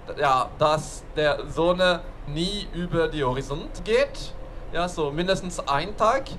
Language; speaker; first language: German; non-native, learner; Norwegian